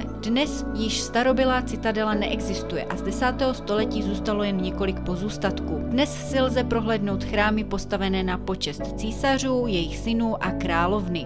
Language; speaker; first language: Czech; native; Czech